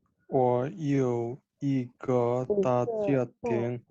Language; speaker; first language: Chinese; non-native, learner; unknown